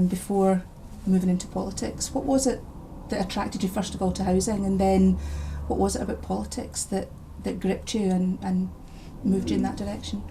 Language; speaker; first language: English; native; English